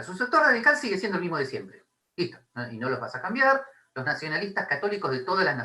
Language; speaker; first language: Spanish; native; Spanish